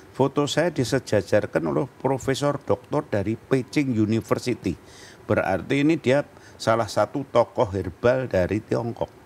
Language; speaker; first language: Indonesian; native; Indonesian